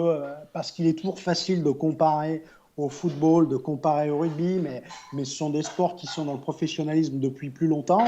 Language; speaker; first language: French; native; French